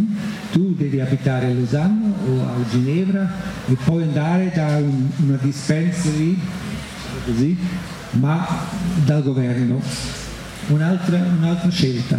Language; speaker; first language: Italian; non-native, fluent; German